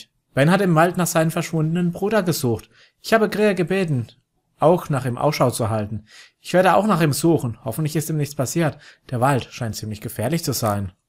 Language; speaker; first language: German; native; German